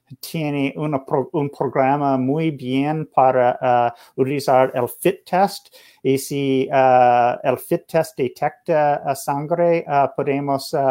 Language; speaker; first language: Spanish; non-native, learner; English